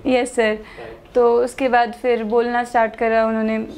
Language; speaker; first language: Hindi; native; Hindi